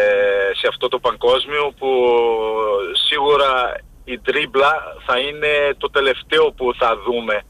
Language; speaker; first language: Greek; non-native, fluent; Portuguese